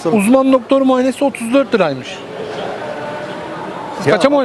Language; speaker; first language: Turkish; native; Turkish